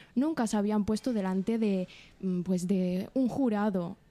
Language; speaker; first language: Spanish; native; Spanish